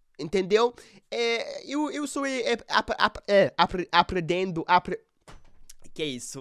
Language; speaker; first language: Portuguese; non-native, learner; English